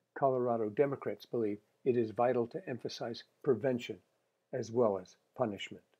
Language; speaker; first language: English; native; English